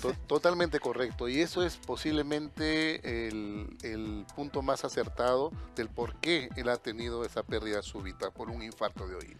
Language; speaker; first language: Spanish; native; Spanish